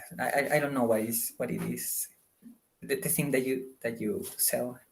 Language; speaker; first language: English; non-native, fluent; Spanish